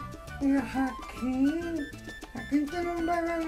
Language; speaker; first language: Spanish; early bilingual, heritage; Spanish